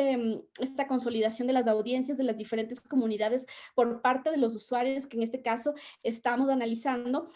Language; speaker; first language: Spanish; native; Spanish